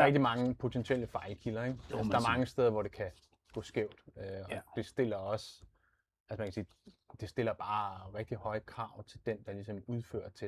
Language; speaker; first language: Danish; native; Danish